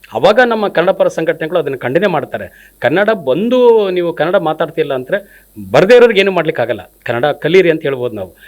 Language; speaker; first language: Kannada; native; Kannada